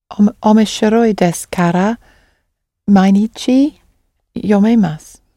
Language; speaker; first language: Japanese; non-native, learner; English